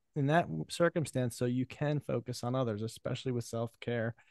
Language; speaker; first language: English; native; English